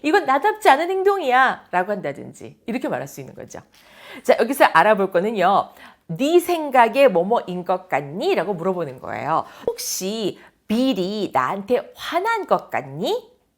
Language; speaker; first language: Korean; native; Korean